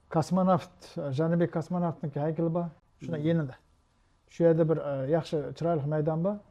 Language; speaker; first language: Uzbek; non-native, local second language; Uyghur